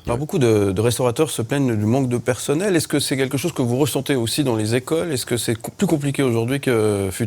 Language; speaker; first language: French; native; French